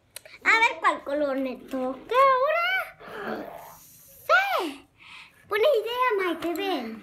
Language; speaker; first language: Spanish; early bilingual, heritage; English